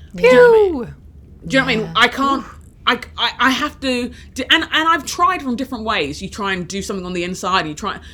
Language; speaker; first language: English; early bilingual, other home language; Yoruba